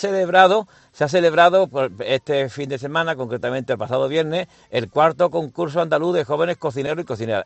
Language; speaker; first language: Spanish; native; Spanish